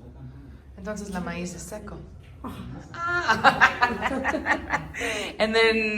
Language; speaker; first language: Spanish; early bilingual, heritage; English